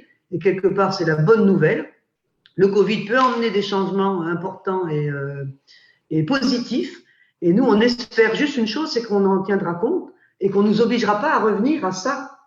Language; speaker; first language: French; native; French